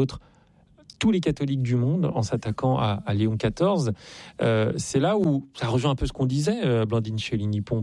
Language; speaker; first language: French; native; French